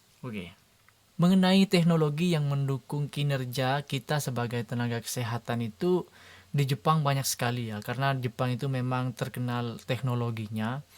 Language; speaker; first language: Indonesian; non-native, local second language; Madurese